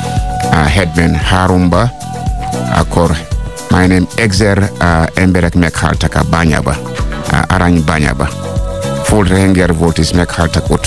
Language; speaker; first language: Hungarian; non-native, fluent; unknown